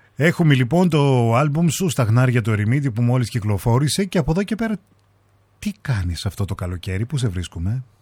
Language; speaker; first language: Greek; native; Greek